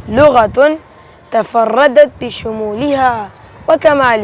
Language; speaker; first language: Arabic; non-native, learner; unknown